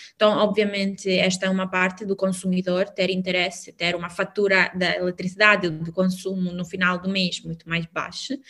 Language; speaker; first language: Portuguese; non-native, fluent; Albanian